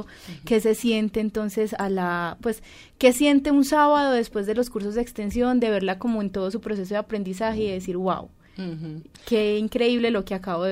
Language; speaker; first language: Spanish; native; Spanish